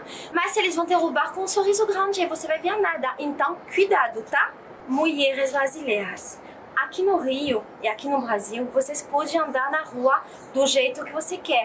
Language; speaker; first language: Portuguese; non-native, fluent; French